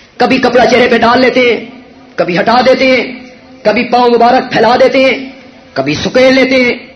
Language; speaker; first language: Urdu; non-native, local second language; Punjabi